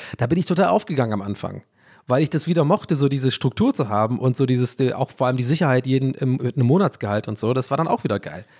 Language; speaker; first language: German; native; German